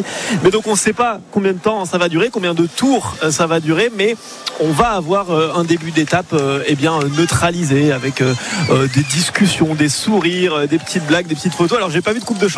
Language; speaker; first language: French; native; French